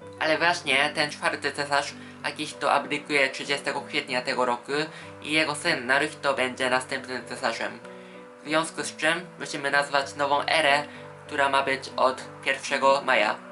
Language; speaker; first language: Polish; non-native, fluent; Japanese